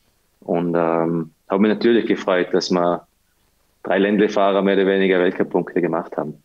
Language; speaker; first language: German; native; German